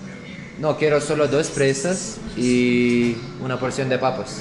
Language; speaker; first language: Spanish; non-native, learner; English